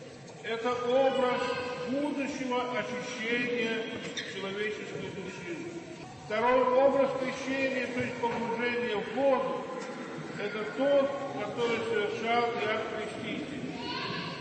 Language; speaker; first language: Russian; native; Russian